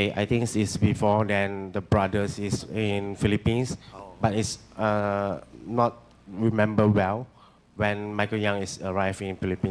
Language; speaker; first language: English; non-native, learner; Chinese